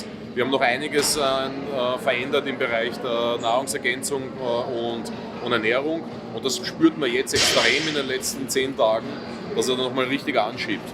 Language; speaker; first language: German; native; German